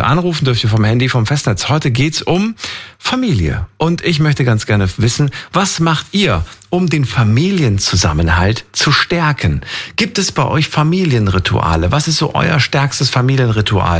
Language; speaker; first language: German; native; German